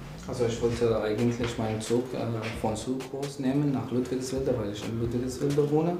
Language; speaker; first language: German; non-native, learner; Arabic